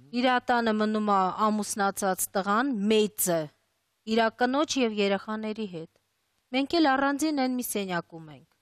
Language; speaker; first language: Armenian; early bilingual, other home language; Russian